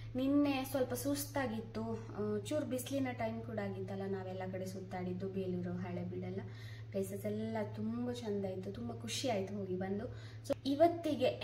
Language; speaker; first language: Kannada; native; Kannada